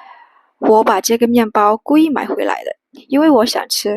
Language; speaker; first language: Chinese; non-native, fluent; Burmese